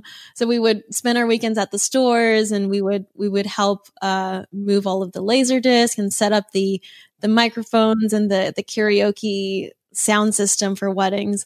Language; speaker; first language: English; native; English